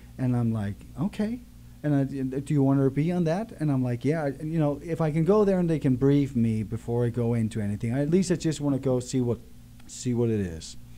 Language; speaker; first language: English; non-native, fluent; Danish